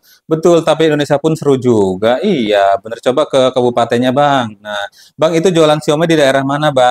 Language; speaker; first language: Indonesian; native; Indonesian